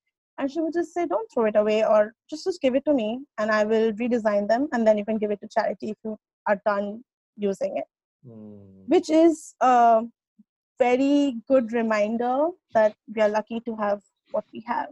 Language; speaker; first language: English; non-native, local second language; Bangla